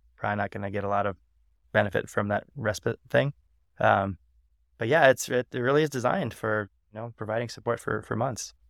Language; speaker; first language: English; native; English